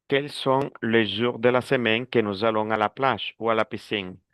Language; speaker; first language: French; non-native, fluent; Spanish